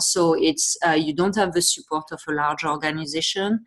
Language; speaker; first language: English; non-native, fluent; French